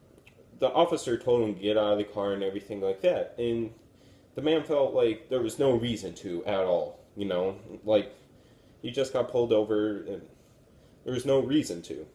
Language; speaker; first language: English; native; English